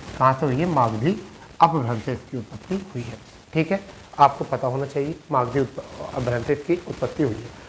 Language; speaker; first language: Hindi; native; Hindi